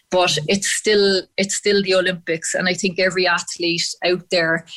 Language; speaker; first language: English; native; English